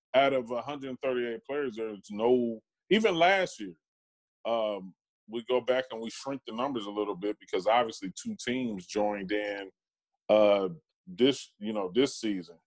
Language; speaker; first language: English; native; English